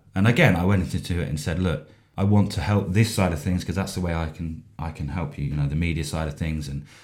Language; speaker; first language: English; native; English